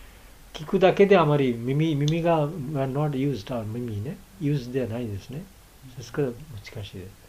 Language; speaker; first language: Japanese; non-native, learner; Bangla